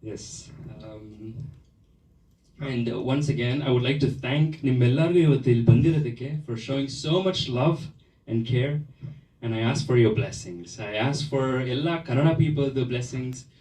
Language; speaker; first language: Kannada; early bilingual, other home language; German